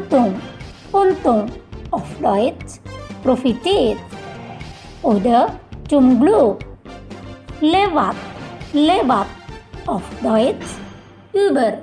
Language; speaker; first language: German; non-native, learner; Indonesian